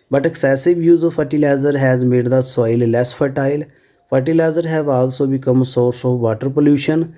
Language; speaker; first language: English; non-native, local second language; Punjabi